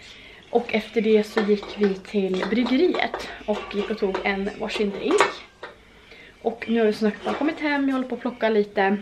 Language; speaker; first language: Swedish; native; Swedish